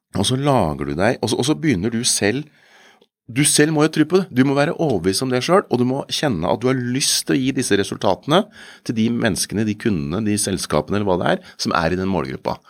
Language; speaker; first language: Norwegian; native; Norwegian